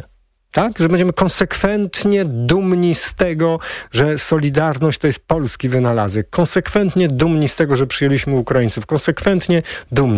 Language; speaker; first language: Polish; native; Polish